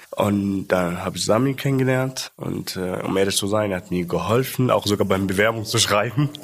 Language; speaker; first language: German; non-native, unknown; Arabic